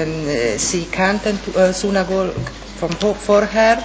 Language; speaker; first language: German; non-native, fluent; Italian